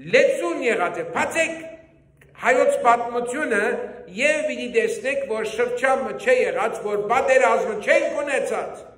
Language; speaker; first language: Armenian; early bilingual, heritage; Armenian